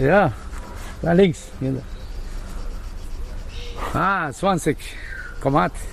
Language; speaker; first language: German; non-native, learner; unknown